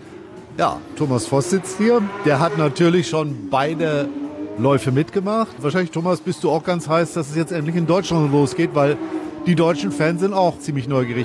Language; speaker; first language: German; native; German